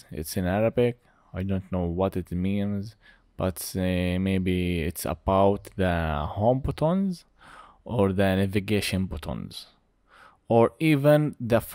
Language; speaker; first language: English; non-native, fluent; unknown